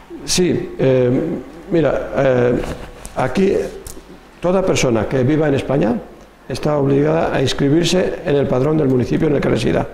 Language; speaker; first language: Spanish; native; Spanish